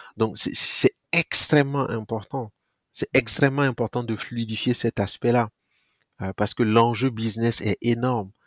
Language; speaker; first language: French; non-native, local second language; Mossi